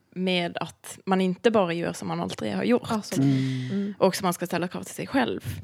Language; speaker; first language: Swedish; non-native, fluent; Norwegian